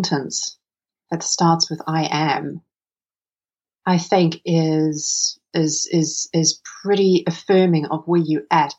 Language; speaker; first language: English; non-native, local second language; Afrikaans